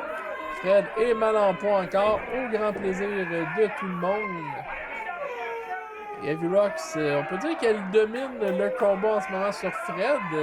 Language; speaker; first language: French; native; French